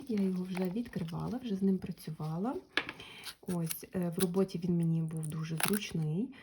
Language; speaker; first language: Ukrainian; non-native, local second language; Russian